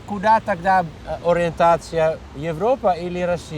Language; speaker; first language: Russian; non-native, fluent; Dutch